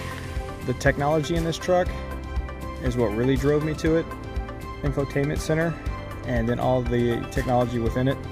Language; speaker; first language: English; native; English